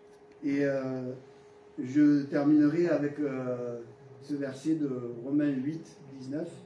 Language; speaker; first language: French; native; French